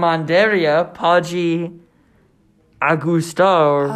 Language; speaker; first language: Portuguese; non-native, learner; English